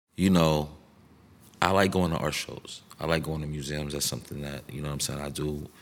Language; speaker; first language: English; native; English